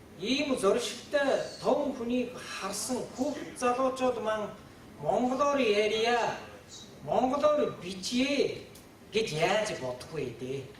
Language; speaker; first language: Mongolian; non-native, fluent; Japanese